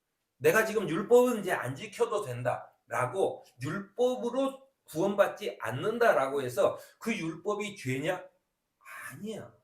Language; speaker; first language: Korean; native; Korean